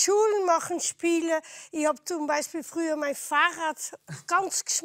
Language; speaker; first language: German; non-native, fluent; Dutch